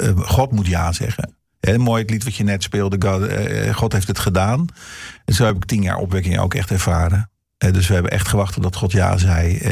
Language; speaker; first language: Dutch; early bilingual, heritage; Dutch